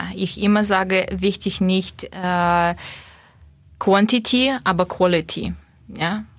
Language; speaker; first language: German; non-native, learner; Russian